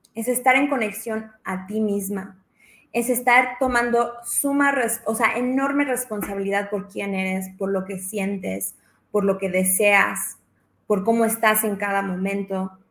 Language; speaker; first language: Spanish; early bilingual, heritage; Spanish